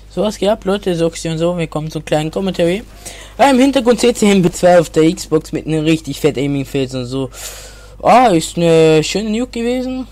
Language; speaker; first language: German; native; German